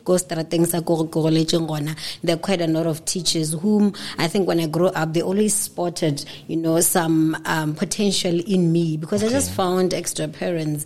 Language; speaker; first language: English; non-native, local second language; Northern Sotho